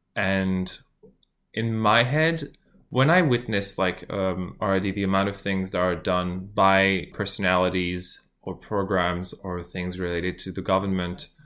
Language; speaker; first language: English; non-native, fluent; French